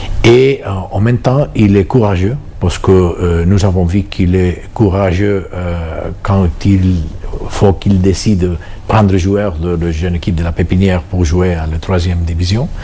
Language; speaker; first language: French; non-native, fluent; Catalan